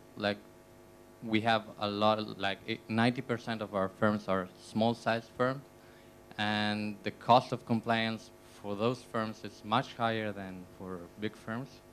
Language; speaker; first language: English; non-native, fluent; Spanish